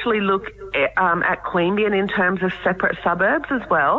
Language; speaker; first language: English; native; English